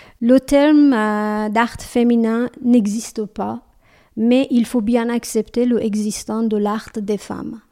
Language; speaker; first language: French; non-native, learner; Persian